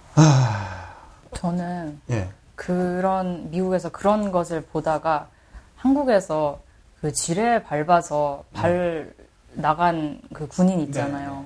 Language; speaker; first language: Korean; early bilingual, heritage; Korean